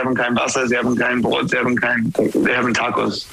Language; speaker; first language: German; non-native, fluent; English